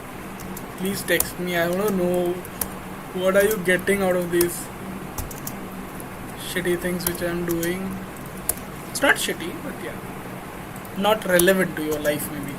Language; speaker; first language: English; non-native, local second language; Hindi